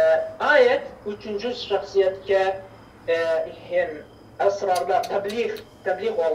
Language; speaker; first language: Turkish; non-native, learner; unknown